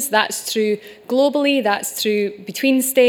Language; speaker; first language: English; native; English